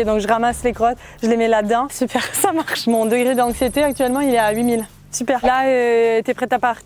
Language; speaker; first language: French; native; French